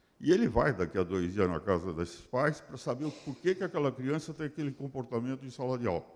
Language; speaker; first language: Portuguese; early bilingual, other home language; Spanish